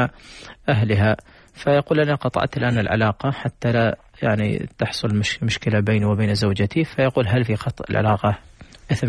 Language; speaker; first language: Arabic; native; Arabic